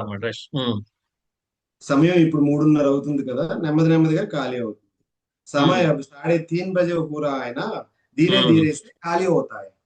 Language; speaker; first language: Hindi; non-native, learner; Telugu